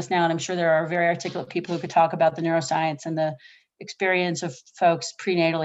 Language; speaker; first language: English; native; English